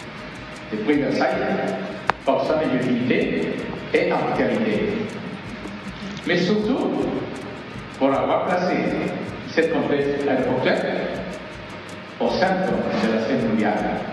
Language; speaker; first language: French; non-native, fluent; Spanish